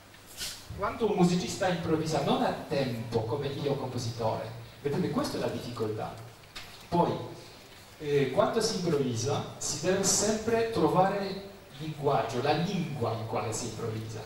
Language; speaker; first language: Italian; non-native, fluent; Polish